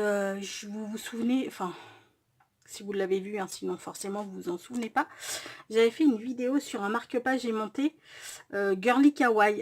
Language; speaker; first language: French; native; French